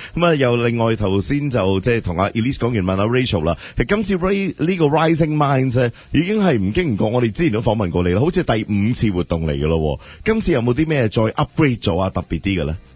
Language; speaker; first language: Cantonese; native; Cantonese